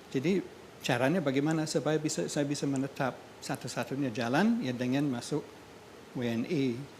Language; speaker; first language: Indonesian; non-native, fluent; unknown